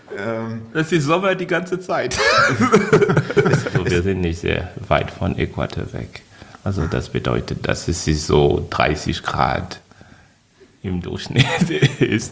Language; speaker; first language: German; non-native, fluent; French